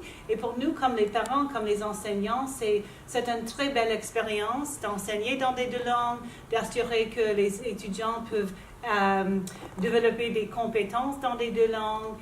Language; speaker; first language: French; non-native, local second language; English